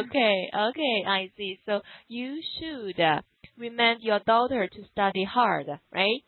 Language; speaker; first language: English; non-native, fluent; Chinese